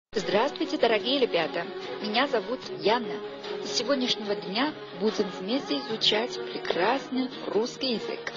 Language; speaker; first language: Russian; non-native, fluent; Chinese